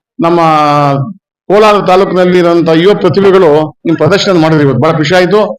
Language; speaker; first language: Kannada; native; Kannada